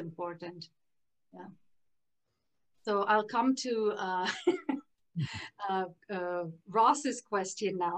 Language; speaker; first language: English; non-native, local second language; Tamil